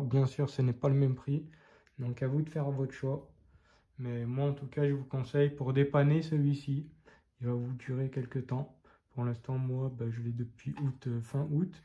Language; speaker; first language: French; native; French